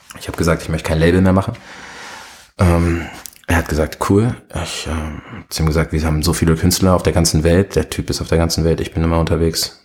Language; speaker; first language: German; early bilingual, other home language; Arabic